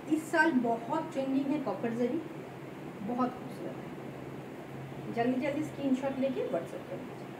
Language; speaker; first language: Hindi; non-native, local second language; Bangla